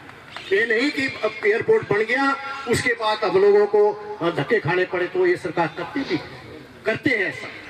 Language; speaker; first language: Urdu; non-native, local second language; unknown